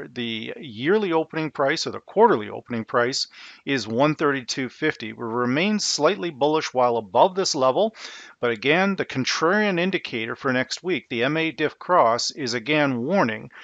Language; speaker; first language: English; native; English